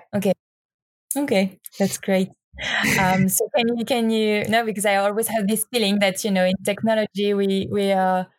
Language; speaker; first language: English; non-native, learner; French